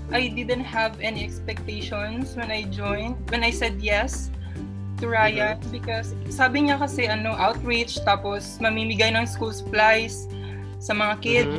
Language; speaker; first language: English; non-native, local second language; Cebuano